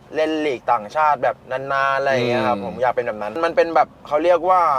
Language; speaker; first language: Thai; native; Thai